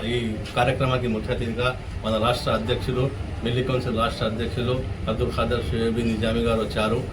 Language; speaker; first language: Telugu; non-native, local second language; Urdu